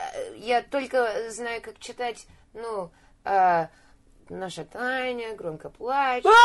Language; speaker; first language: Russian; early bilingual, heritage; Russian